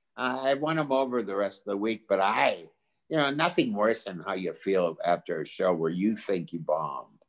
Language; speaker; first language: English; native; English